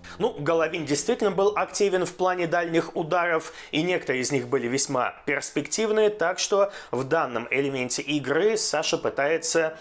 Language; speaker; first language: Russian; native; Russian